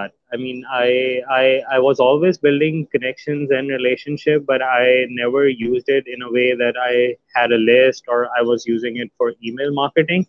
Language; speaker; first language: English; non-native, local second language; Urdu